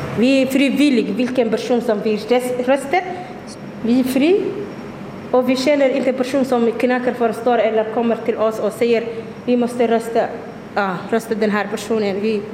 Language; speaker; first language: Swedish; non-native, learner; Somali